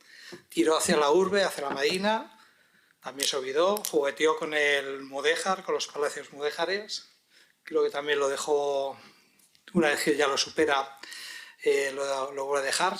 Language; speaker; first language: Spanish; native; Spanish